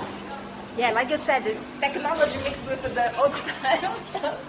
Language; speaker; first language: English; non-native, fluent; Portuguese